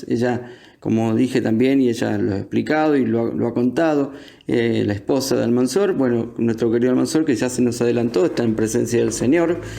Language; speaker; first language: Spanish; native; Spanish